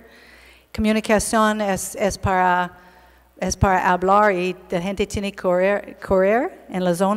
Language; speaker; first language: Spanish; non-native, learner; English